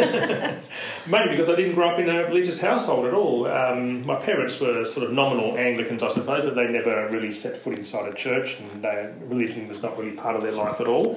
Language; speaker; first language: English; native; English